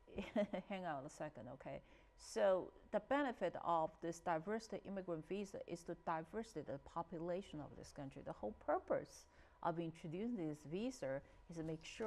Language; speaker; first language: English; non-native, fluent; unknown